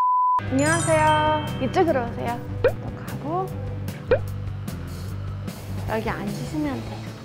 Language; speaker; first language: Korean; non-native, fluent; Persian